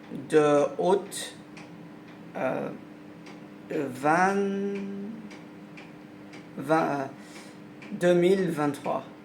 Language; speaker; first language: French; non-native, learner; Arabic